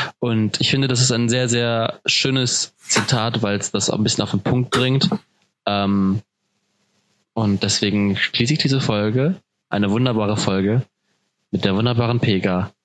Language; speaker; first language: German; native; German